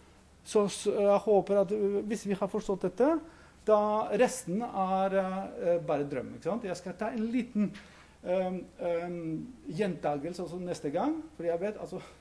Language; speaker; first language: Norwegian; non-native, fluent; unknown